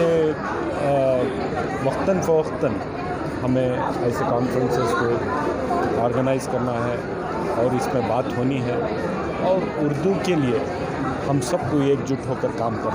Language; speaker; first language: Urdu; native; Urdu